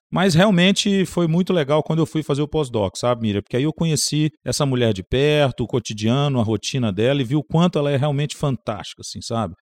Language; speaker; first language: Portuguese; native; Portuguese